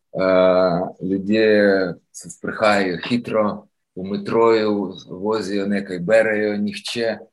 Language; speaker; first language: Slovenian; non-native, fluent; Ukrainian